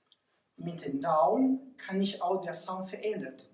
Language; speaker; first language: German; non-native, learner; Portuguese